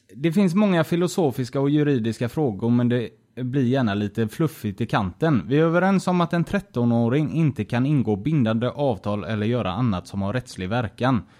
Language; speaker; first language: Swedish; native; Swedish